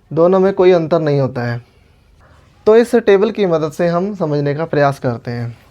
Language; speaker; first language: Hindi; non-native, local second language; Punjabi